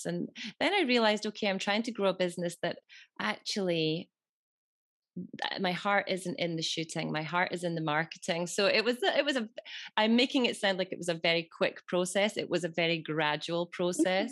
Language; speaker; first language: English; native; English